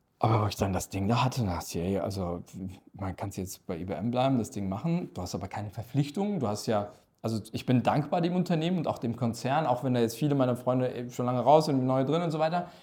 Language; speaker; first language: German; early bilingual, other home language; Turkish